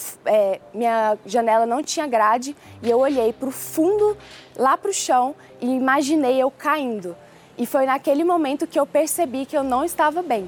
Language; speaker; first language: Portuguese; early bilingual, other home language; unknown